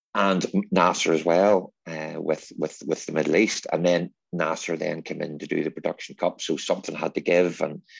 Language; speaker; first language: English; native; English